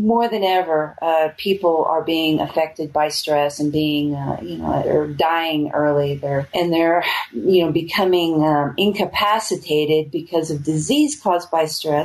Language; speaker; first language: English; native; English